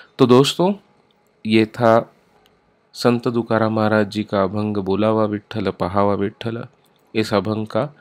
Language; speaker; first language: Hindi; non-native, local second language; Marathi